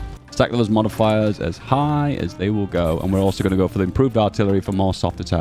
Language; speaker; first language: English; native; English